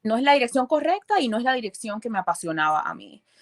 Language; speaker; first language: Spanish; early bilingual, other home language; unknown